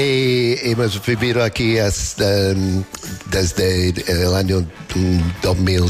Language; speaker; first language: Spanish; non-native, fluent; English